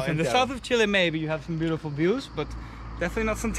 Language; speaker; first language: English; non-native, fluent; Spanish